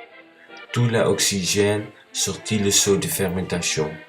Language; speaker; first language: French; non-native, learner; Dutch